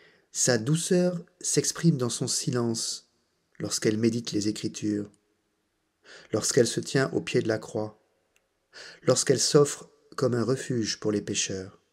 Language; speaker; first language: French; native; French